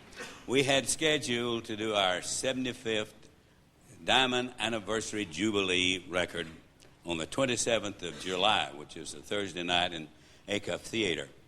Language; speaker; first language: English; native; English